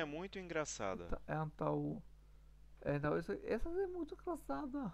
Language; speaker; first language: Portuguese; non-native, learner; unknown